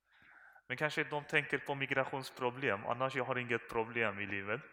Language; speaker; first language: Swedish; non-native, learner; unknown